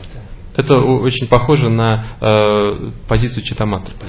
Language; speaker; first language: Russian; native; Russian